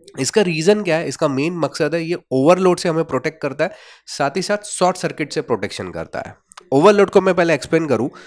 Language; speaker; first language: Hindi; non-native, local second language; Gujarati